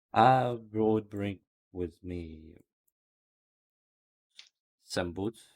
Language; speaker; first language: English; non-native, learner; Ukrainian